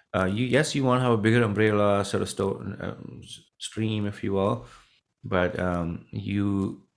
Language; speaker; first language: English; non-native, local second language; Punjabi